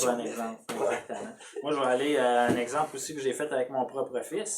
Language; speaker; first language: French; native; French